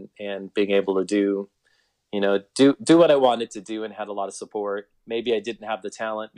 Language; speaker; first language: English; native; English